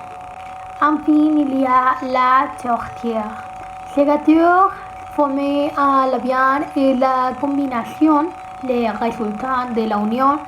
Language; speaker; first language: French; non-native, learner; Spanish